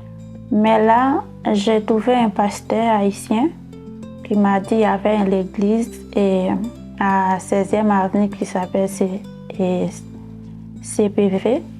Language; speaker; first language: French; non-native, learner; Haitian Creole